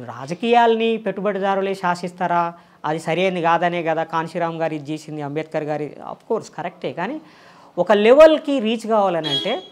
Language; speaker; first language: Telugu; native; Telugu